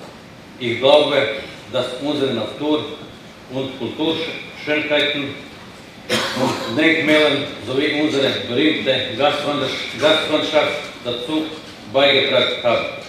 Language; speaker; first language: German; non-native, fluent; Croatian